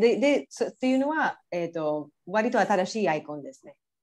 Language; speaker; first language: Japanese; non-native, fluent; English